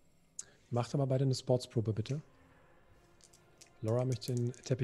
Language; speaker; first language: German; native; German